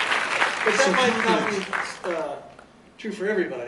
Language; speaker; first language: English; native; English